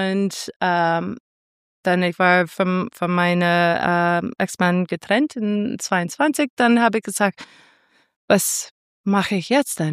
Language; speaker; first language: German; non-native, fluent; English